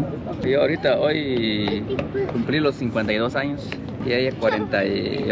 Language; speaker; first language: Spanish; native; Spanish